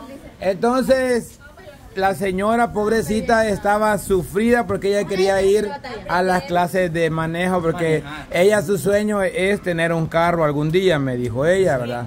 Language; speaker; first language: Spanish; native; Spanish